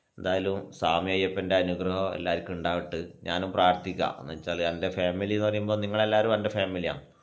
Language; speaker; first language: Malayalam; native; Malayalam